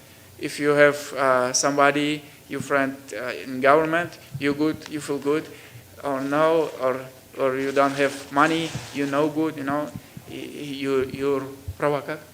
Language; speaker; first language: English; non-native, learner; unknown